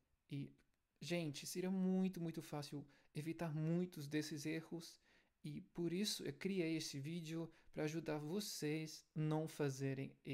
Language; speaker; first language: Portuguese; non-native, fluent; German